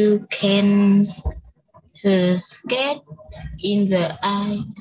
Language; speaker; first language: English; non-native, learner; Vietnamese